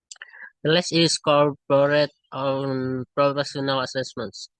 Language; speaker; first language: English; non-native, learner; Indonesian